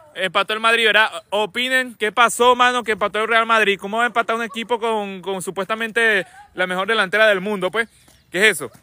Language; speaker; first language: Spanish; native; Spanish